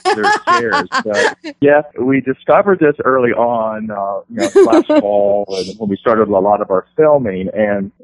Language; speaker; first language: English; native; English